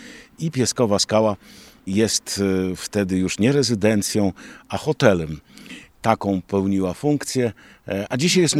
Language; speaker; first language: Polish; native; Polish